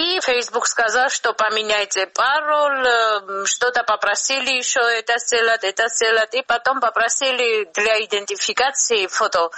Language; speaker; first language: Russian; non-native, local second language; Georgian